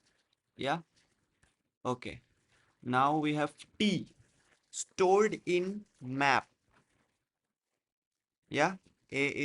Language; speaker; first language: English; non-native, local second language; Hindi